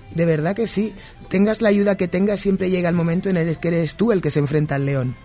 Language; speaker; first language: Spanish; native; Spanish